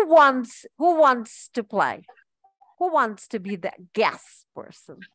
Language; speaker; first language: English; non-native, fluent; Ukrainian